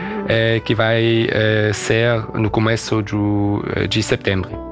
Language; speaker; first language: Portuguese; early bilingual, heritage; German